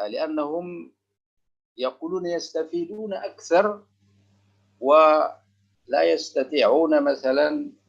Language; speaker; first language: Arabic; non-native, local second language; Indonesian